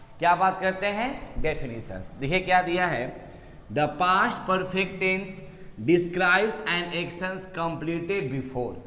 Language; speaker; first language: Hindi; native; Hindi